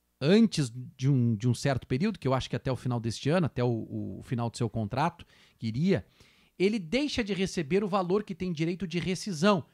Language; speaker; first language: Portuguese; native; Portuguese